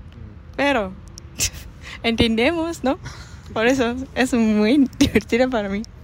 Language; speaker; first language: Spanish; non-native, learner; Japanese